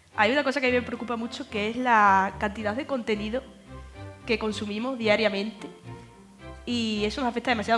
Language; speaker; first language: Spanish; native; Spanish